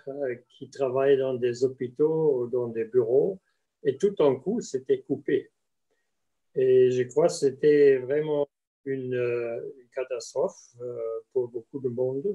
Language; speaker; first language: French; non-native, fluent; German